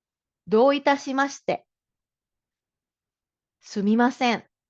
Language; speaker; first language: Japanese; non-native, fluent; Filipino